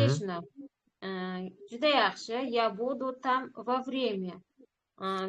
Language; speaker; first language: Russian; non-native, learner; Uzbek